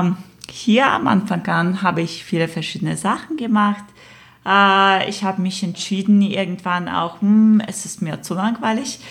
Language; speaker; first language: German; non-native, fluent; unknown